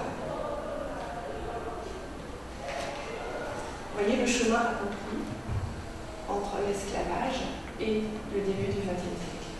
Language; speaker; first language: French; native; French